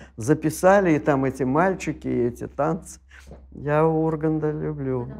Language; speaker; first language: Russian; native; Russian